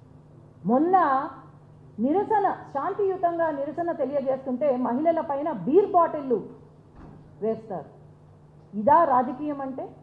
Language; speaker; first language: Telugu; native; Telugu